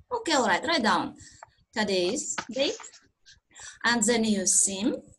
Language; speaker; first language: English; non-native, fluent; Kazakh